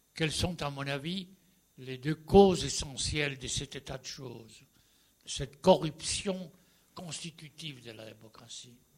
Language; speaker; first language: French; non-native, fluent; Spanish